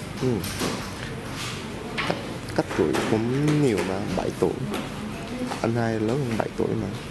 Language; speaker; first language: Vietnamese; non-native, fluent; Japanese